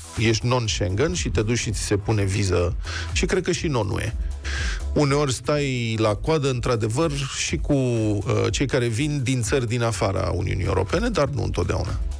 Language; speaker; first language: Romanian; native; Romanian